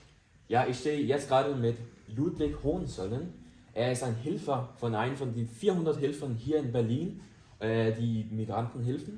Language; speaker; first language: German; non-native, learner; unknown